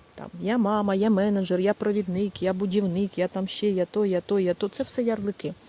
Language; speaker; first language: Ukrainian; non-native, local second language; Russian